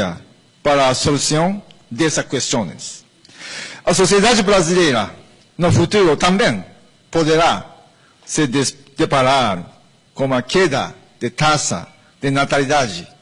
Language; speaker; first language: Portuguese; non-native, learner; Japanese